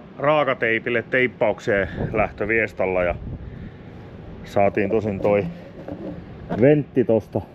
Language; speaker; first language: Finnish; native; Finnish